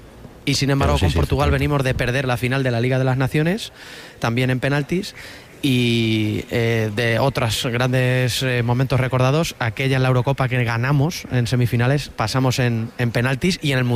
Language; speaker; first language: Spanish; native; Spanish